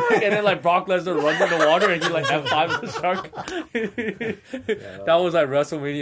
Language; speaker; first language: English; non-native, fluent; Indonesian